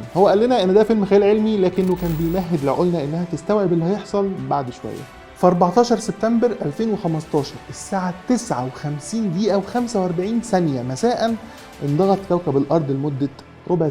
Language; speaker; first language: Arabic; native; Arabic